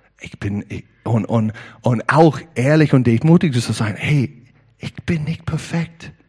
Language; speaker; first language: German; non-native, learner; English